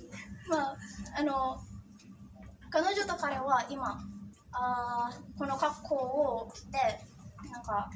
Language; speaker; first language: Japanese; non-native, learner; Indonesian